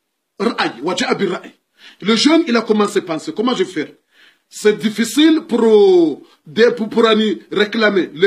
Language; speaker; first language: French; non-native, learner; Comorian